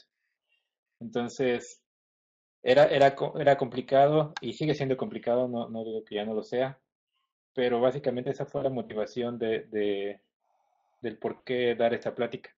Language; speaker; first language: Spanish; native; Spanish